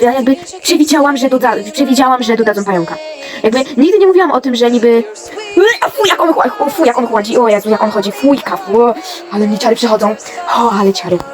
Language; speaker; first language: Polish; native; Polish